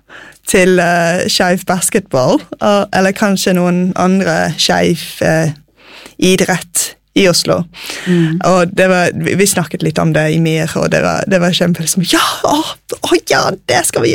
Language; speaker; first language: Norwegian; non-native, fluent; English